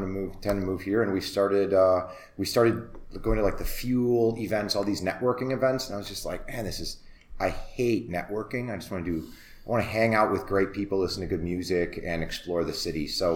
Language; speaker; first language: English; native; English